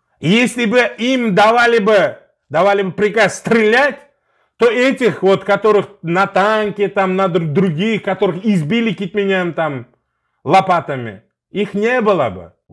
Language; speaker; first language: Russian; non-native, local second language; Uzbek